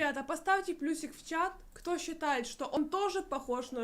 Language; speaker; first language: Russian; native; Russian